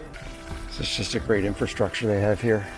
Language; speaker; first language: English; native; English